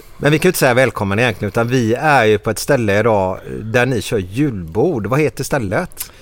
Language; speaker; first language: Swedish; native; Swedish